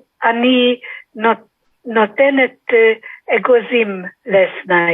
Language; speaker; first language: Hebrew; non-native, learner; German